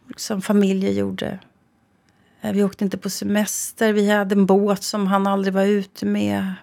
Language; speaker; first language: Swedish; native; Swedish